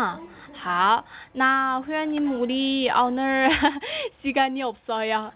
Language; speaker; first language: Korean; non-native, fluent; Chinese